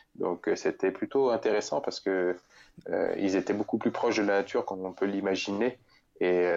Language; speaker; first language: French; native; French